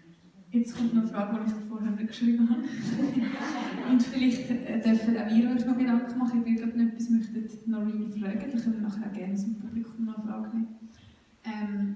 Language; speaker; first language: German; native; German